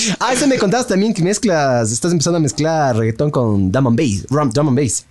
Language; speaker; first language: Spanish; native; Spanish